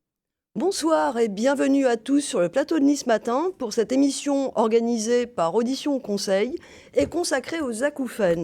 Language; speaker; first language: French; native; French